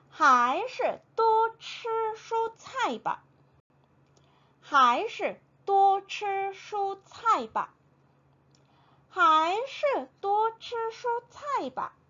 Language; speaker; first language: Chinese; non-native, fluent; Korean